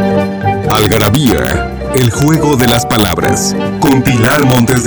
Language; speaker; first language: Spanish; native; Spanish